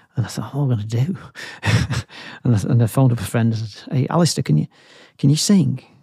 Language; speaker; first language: English; native; English